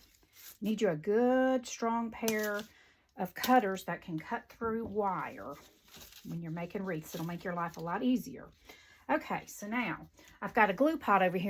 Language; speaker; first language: English; native; English